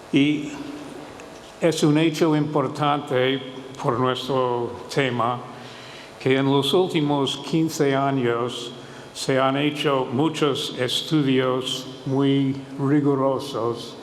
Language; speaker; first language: Spanish; non-native, fluent; English